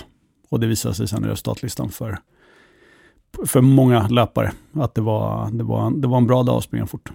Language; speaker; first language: Swedish; native; Swedish